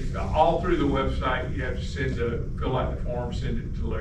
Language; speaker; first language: English; native; English